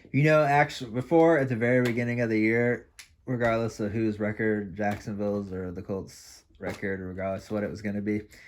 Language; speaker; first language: English; native; English